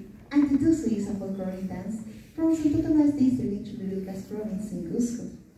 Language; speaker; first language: English; non-native, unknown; Spanish